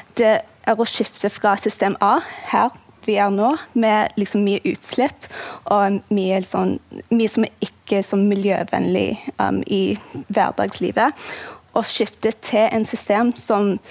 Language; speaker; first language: Norwegian; non-native, fluent; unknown